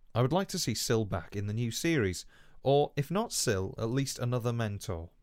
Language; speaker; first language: English; non-native, local second language; Welsh